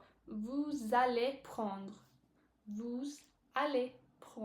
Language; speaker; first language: French; non-native, learner; English